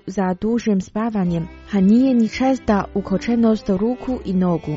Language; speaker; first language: Croatian; non-native, fluent; Chinese